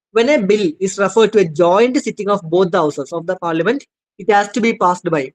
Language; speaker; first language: English; non-native, local second language; Malayalam